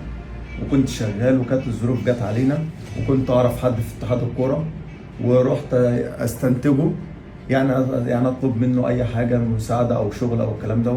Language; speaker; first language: Arabic; native; Arabic